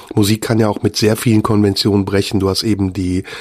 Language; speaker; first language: German; native; German